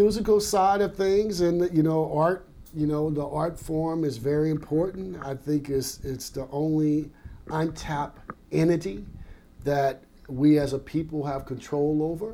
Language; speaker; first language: English; native; English